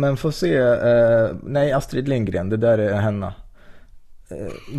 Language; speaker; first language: Swedish; native; Swedish